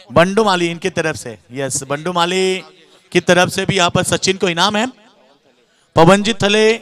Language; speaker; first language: Hindi; non-native, local second language; Marathi